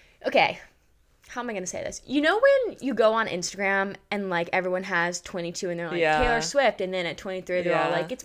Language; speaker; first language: English; native; English